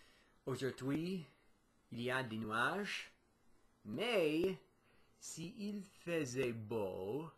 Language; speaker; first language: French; non-native, learner; English